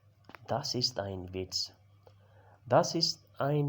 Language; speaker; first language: German; non-native, learner; Urdu